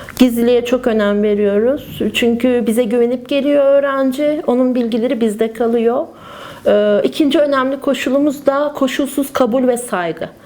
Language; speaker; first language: Turkish; native; Turkish